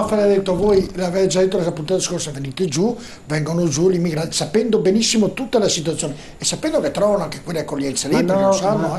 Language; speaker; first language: Italian; native; Italian